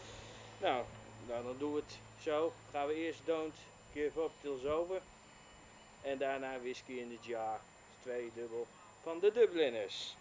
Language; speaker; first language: Dutch; native; Dutch